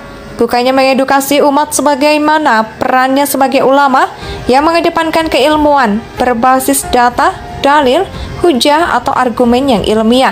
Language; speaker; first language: Indonesian; native; Indonesian